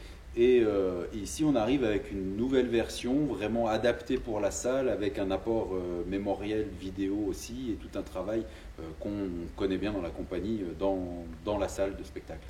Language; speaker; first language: French; native; French